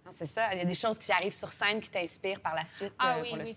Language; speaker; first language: French; native; French